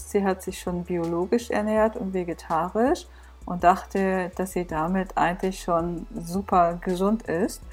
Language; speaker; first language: German; native; German